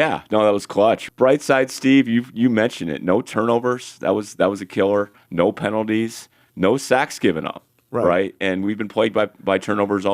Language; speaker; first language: English; native; English